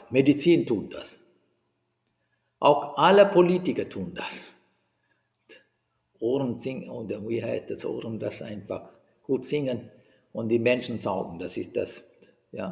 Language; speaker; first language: German; non-native, fluent; Sinhala